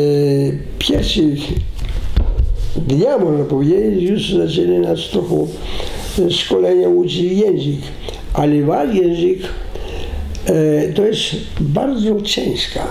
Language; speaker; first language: Polish; non-native, fluent; Greek